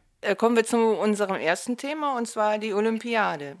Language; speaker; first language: German; native; German